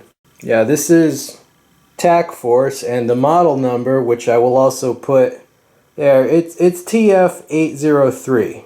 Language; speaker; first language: English; native; English